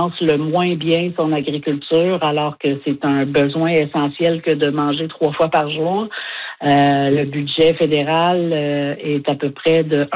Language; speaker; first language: French; native; French